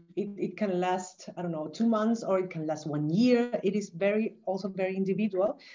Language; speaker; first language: English; non-native, fluent; Spanish